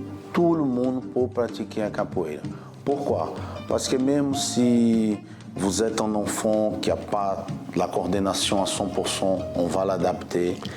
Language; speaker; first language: French; non-native, fluent; Portuguese